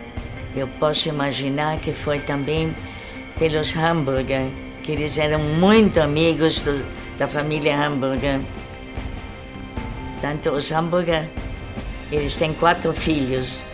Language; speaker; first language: Portuguese; early bilingual, other home language; German